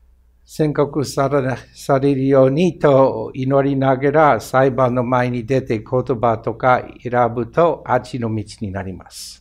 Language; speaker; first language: Japanese; non-native, fluent; English